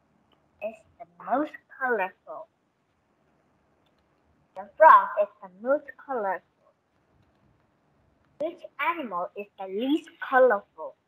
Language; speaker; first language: English; non-native, learner; Korean